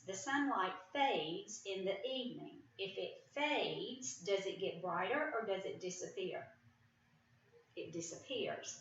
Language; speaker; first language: English; native; English